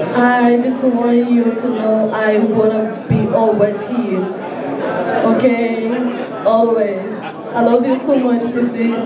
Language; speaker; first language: English; non-native, learner; Portuguese